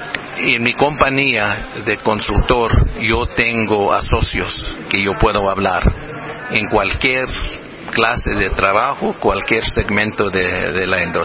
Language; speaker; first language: Spanish; non-native, fluent; English